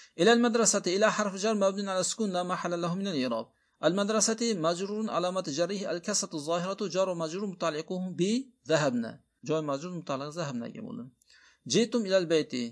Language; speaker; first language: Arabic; non-native, fluent; Uzbek